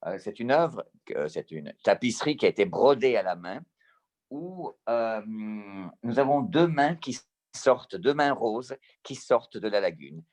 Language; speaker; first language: French; early bilingual, heritage; Italian